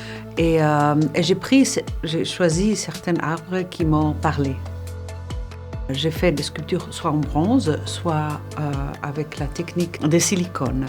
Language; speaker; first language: French; non-native, fluent; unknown